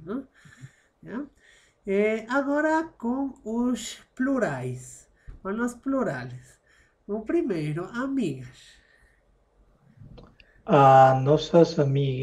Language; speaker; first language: Portuguese; non-native, fluent; Spanish